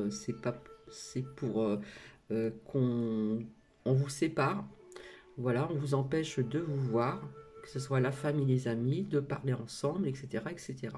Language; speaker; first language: French; native; French